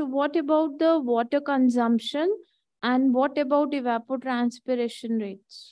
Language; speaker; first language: English; non-native, local second language; Hindi